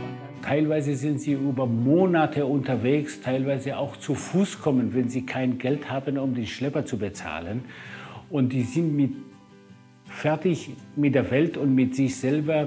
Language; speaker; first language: German; early bilingual, other home language; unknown